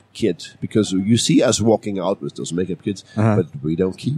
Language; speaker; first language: English; non-native, fluent; German